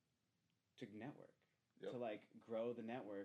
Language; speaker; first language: English; native; English